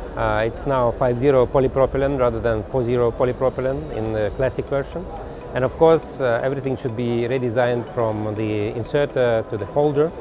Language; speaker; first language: English; non-native, fluent; Russian